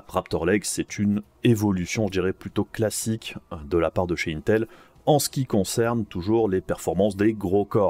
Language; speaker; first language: French; native; French